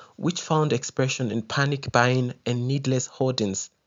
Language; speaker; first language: English; non-native, local second language; Yoruba